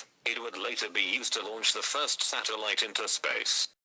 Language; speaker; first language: English; native; English